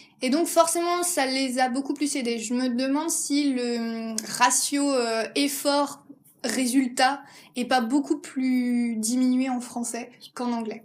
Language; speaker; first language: French; native; French